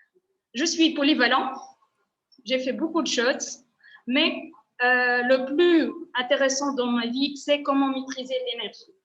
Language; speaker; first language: French; non-native, local second language; Arabic